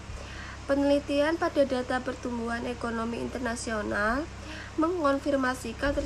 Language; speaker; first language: Indonesian; native; Indonesian